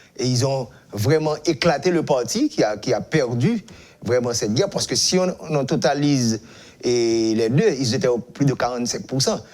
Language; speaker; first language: French; non-native, local second language; Haitian Creole